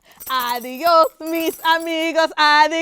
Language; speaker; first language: Spanish; non-native, fluent; English